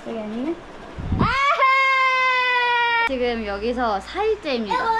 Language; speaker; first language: Korean; native; Korean